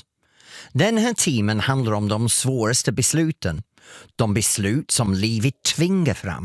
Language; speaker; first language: Swedish; non-native, fluent; English